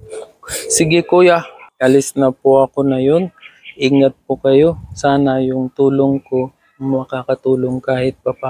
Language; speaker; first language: Filipino; non-native, learner; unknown